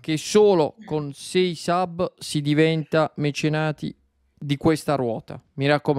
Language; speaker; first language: Italian; native; Italian